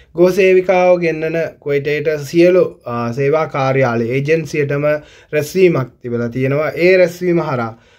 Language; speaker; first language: Sinhala; native; Sinhala